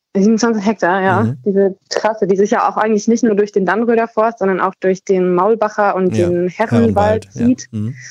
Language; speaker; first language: German; native; German